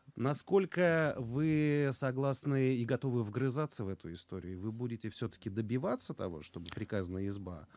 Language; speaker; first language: Russian; native; Russian